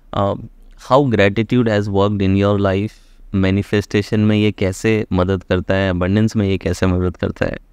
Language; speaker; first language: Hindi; native; Hindi